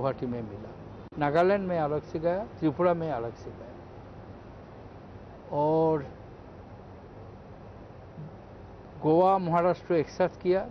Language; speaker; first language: Hindi; non-native, local second language; Bangla